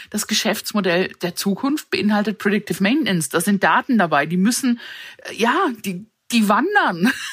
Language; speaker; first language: German; early bilingual, other home language; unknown